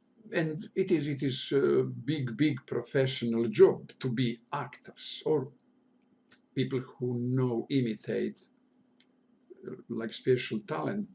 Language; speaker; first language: English; non-native, learner; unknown